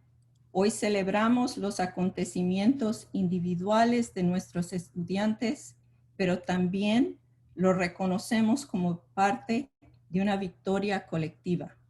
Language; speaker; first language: Spanish; early bilingual, heritage; Spanish